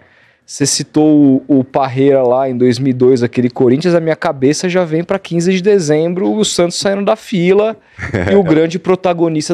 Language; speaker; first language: Portuguese; native; Portuguese